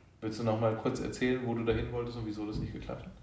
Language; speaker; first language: German; native; German